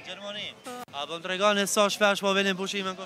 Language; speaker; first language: Albanian; native; Albanian